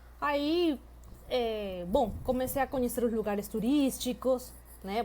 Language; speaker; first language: Portuguese; non-native, fluent; Spanish